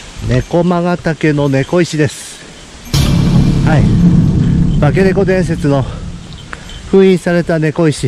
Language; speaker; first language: Japanese; native; Japanese